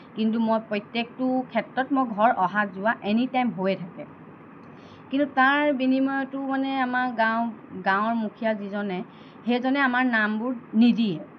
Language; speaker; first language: Assamese; non-native, local second language; Mising